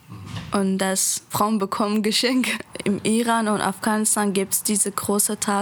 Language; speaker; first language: German; non-native, learner; Persian